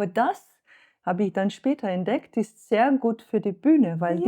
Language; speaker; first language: German; non-native, fluent; Slovenian